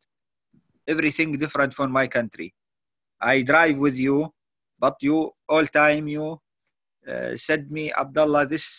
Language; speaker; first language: English; non-native, learner; Arabic